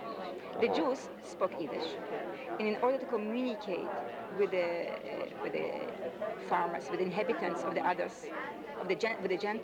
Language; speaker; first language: English; non-native, fluent; Yiddish